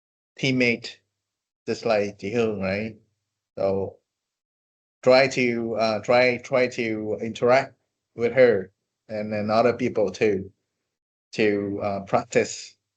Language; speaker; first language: English; non-native, fluent; Vietnamese